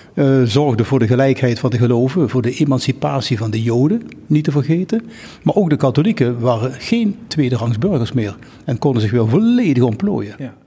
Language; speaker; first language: Dutch; native; Dutch